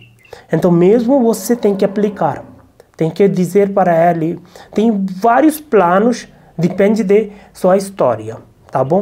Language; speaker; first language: Portuguese; non-native, learner; Hindi